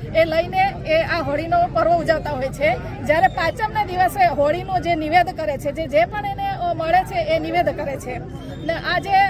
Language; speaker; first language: Gujarati; non-native, local second language; Gamit